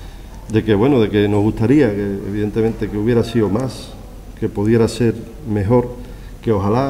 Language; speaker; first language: Spanish; native; Spanish